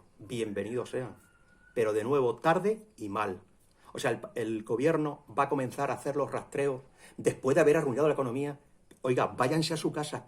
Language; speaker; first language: Spanish; native; Spanish